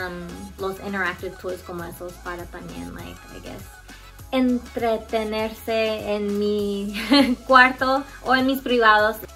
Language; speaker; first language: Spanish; early bilingual, heritage; Spanish